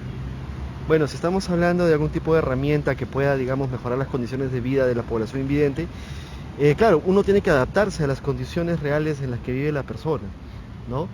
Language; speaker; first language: Spanish; native; Spanish